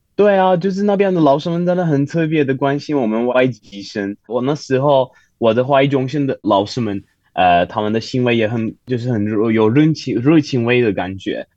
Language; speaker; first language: Chinese; non-native, fluent; Turkish